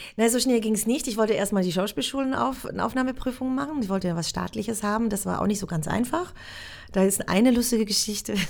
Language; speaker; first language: German; native; German